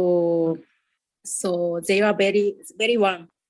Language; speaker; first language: English; non-native, fluent; Japanese